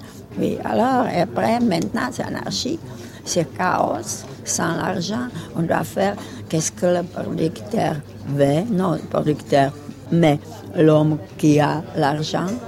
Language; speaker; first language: French; non-native, fluent; Czech